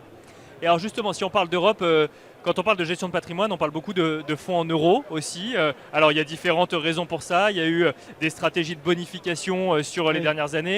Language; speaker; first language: French; native; French